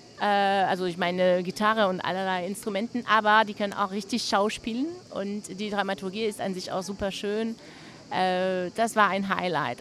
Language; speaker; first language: German; non-native, fluent; French